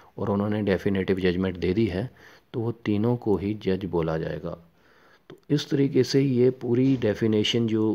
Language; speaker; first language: Hindi; non-native, local second language; Punjabi